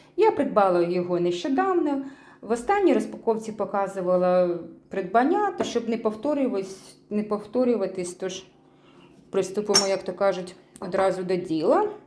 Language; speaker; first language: Ukrainian; non-native, local second language; Russian